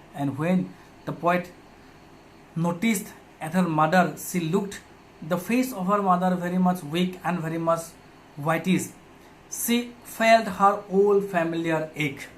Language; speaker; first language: English; non-native, local second language; Assamese